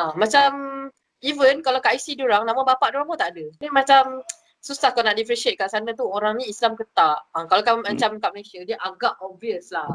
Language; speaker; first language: Malay; native; Malay